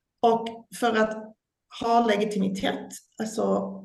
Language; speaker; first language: Swedish; non-native, fluent; English